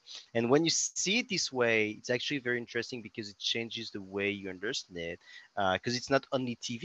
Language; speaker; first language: English; non-native, fluent; French